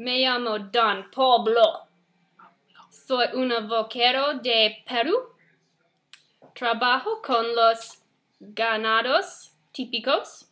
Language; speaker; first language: Spanish; non-native, learner; English